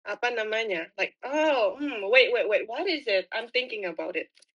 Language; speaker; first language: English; non-native, fluent; Indonesian